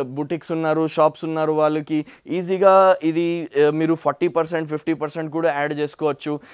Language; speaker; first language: Telugu; non-native, local second language; Hindi